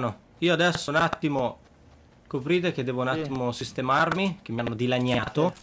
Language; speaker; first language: Italian; native; Italian